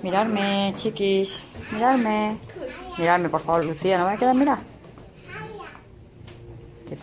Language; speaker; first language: Spanish; native; Spanish